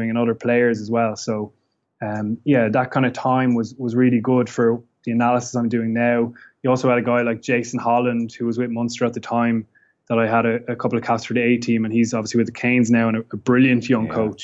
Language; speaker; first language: English; native; English